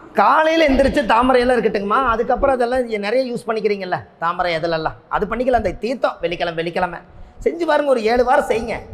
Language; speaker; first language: Tamil; native; Tamil